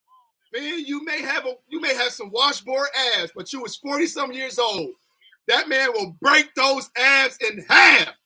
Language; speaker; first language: English; native; English